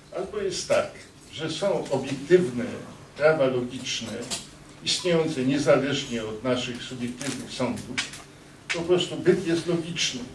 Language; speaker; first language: Polish; native; Polish